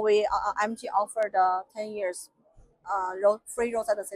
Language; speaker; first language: English; non-native, fluent; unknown